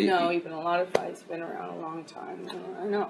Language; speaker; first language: English; native; English